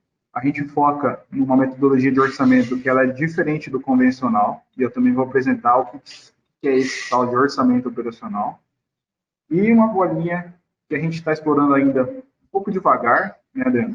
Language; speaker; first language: Portuguese; native; Portuguese